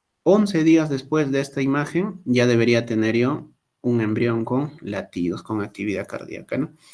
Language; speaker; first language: Spanish; native; Spanish